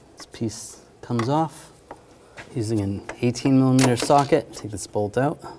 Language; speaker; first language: English; native; English